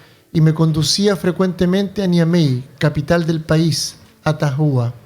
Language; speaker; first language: Spanish; native; Spanish